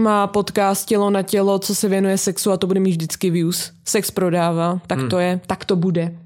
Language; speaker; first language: Czech; native; Czech